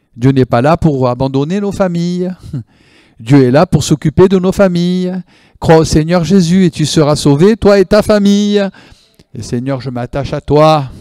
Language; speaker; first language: French; native; French